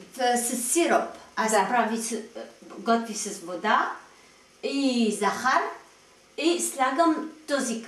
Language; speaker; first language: Bulgarian; non-native, learner; Arabic